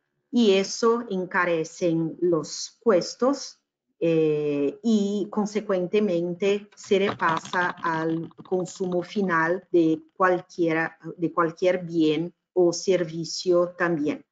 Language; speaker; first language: Spanish; non-native, fluent; Portuguese